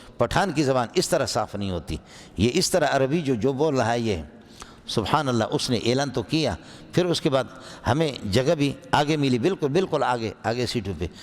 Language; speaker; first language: Urdu; non-native, local second language; Brahui